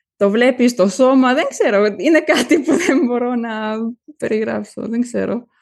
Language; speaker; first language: Greek; early bilingual, heritage; German